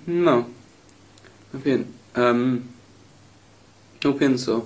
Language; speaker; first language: Spanish; non-native, learner; English